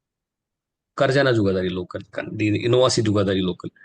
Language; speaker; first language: Indonesian; non-native, learner; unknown